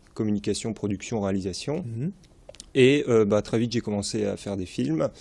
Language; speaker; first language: French; native; French